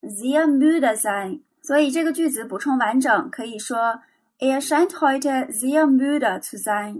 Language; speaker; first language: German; non-native, fluent; Chinese